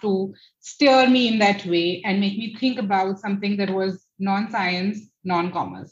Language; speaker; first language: English; non-native, local second language; Hindi